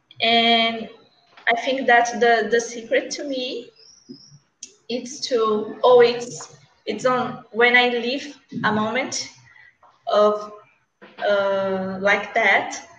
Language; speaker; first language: English; non-native, learner; Portuguese